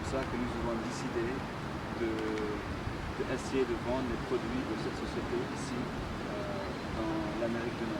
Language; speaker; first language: French; native; French